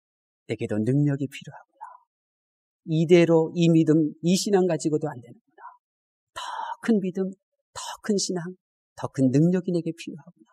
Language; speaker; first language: Korean; native; Korean